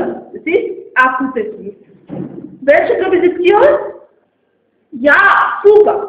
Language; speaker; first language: German; non-native, fluent; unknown